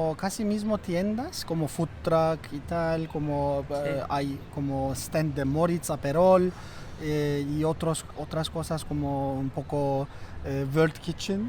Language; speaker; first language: Spanish; non-native, fluent; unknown